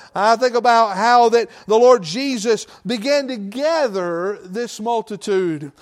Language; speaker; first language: English; native; English